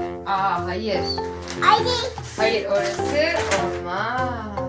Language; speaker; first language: Turkish; native; Turkish